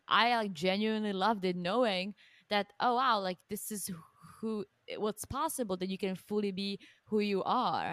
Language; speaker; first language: English; non-native, fluent; Czech